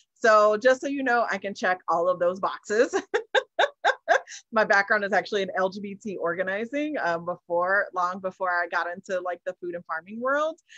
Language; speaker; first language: English; native; English